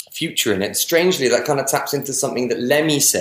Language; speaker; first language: English; native; English